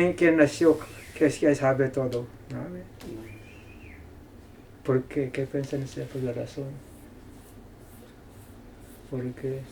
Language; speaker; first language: Spanish; non-native, fluent; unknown